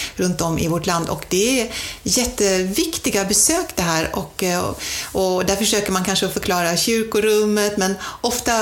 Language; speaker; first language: Swedish; non-native, fluent; German